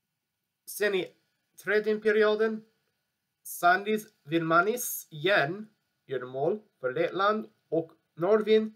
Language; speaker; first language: Swedish; non-native, learner; English